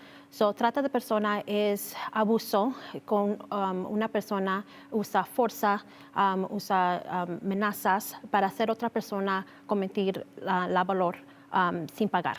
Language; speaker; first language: Spanish; early bilingual, heritage; Spanish